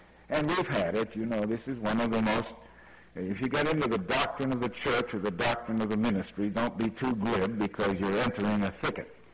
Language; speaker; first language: English; native; English